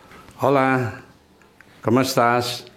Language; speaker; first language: Spanish; non-native, fluent; Indonesian